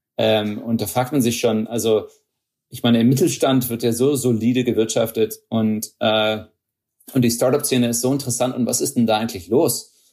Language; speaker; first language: German; early bilingual, heritage; German